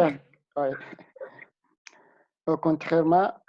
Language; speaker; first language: French; non-native, learner; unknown